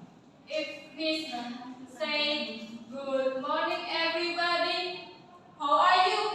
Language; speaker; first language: English; non-native, learner; Indonesian